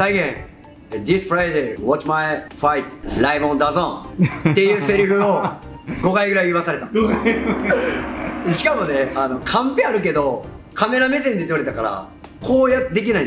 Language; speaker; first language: Japanese; native; Japanese